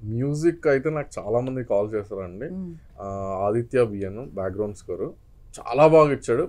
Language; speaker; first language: Telugu; native; Telugu